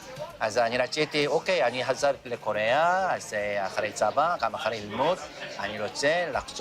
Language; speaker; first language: Hebrew; non-native, learner; Korean